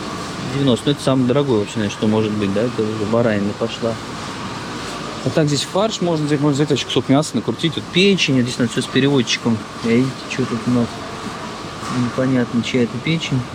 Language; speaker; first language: Russian; native; Russian